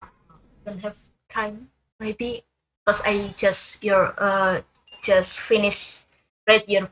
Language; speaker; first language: English; non-native, learner; Indonesian